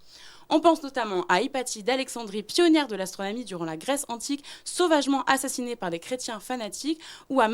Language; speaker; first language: French; native; French